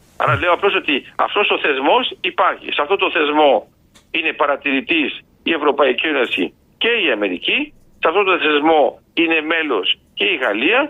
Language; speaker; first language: Greek; early bilingual, heritage; Greek